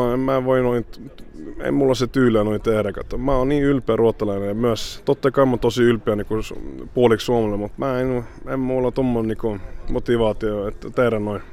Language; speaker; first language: Finnish; early bilingual, heritage; Finnish